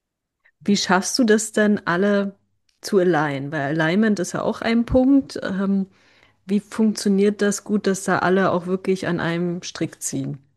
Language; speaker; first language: German; native; German